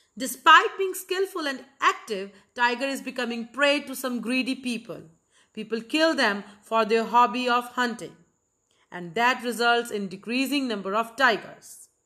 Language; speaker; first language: English; non-native, local second language; Punjabi